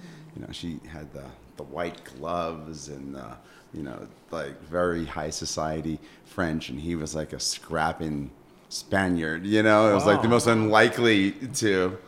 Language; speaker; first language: English; native; English